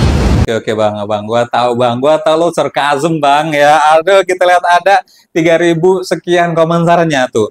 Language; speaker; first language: Indonesian; native; Indonesian